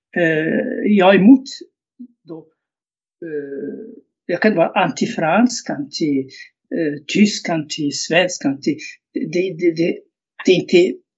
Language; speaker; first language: Swedish; non-native, fluent; Arabic